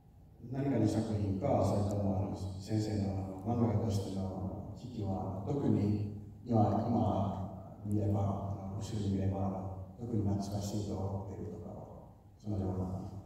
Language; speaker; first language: Japanese; non-native, fluent; Finnish